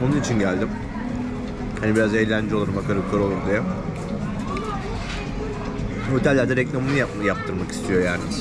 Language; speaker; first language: Turkish; native; Turkish